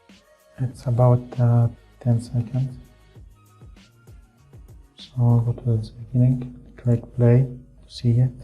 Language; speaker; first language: English; non-native, fluent; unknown